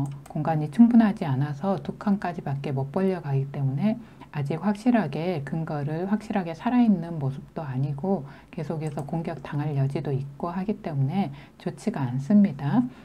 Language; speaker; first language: Korean; native; Korean